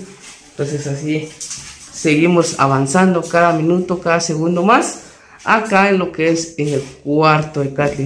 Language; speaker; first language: Spanish; native; Spanish